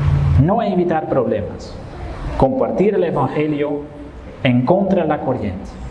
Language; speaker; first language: Spanish; non-native, fluent; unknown